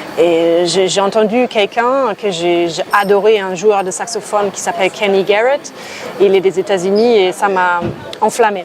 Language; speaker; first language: French; non-native, fluent; German